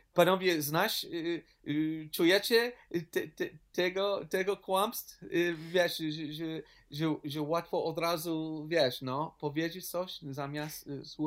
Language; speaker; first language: Polish; non-native, learner; English